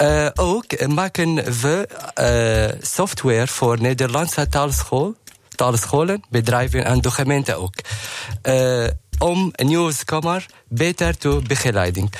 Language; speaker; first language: Dutch; non-native, learner; Arabic